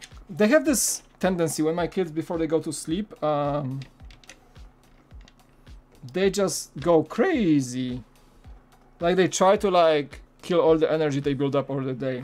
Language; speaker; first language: English; non-native, fluent; Polish